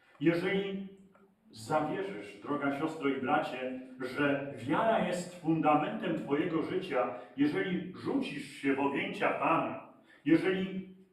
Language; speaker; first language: Polish; native; Polish